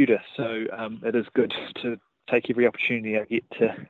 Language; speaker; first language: English; native; English